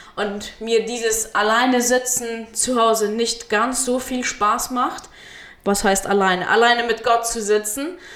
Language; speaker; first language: German; early bilingual, heritage; Spanish